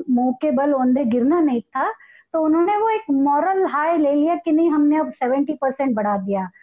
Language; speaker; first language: Hindi; non-native, local second language; Marathi